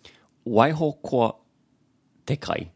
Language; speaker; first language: Māori; non-native, learner; English